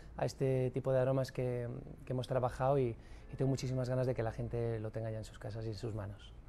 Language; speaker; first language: Spanish; native; Spanish